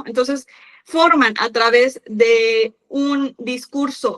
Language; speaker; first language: Spanish; native; Spanish